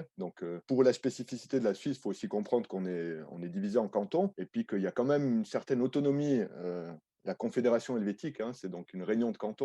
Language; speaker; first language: French; native; French